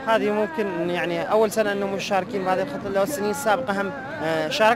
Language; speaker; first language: Arabic; native; Arabic